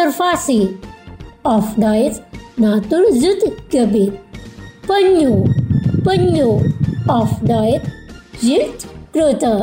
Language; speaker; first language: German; non-native, fluent; Indonesian